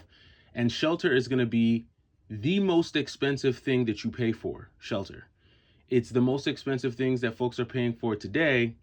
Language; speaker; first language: English; native; English